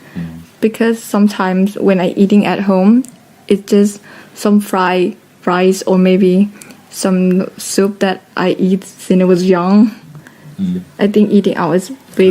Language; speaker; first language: English; non-native, fluent; Thai